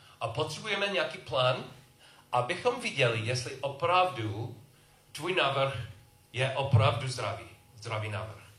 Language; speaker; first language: Czech; non-native, learner; English